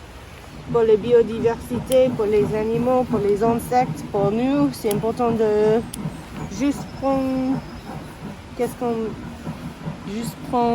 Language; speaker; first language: French; non-native, learner; English